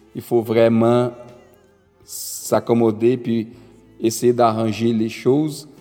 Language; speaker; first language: French; non-native, fluent; Portuguese